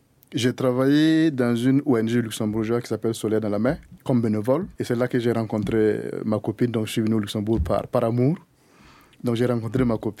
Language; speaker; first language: French; non-native, local second language; Mossi